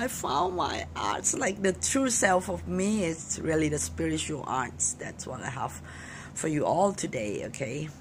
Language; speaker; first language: English; non-native, fluent; Thai